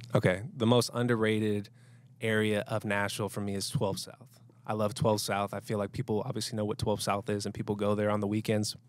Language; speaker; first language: English; native; English